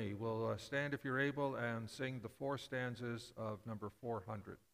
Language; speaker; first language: English; native; English